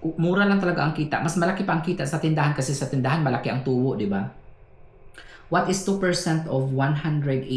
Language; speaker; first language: Filipino; non-native, local second language; Cebuano